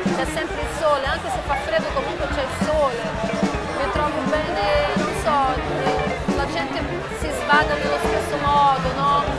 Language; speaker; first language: Italian; non-native, fluent; Portuguese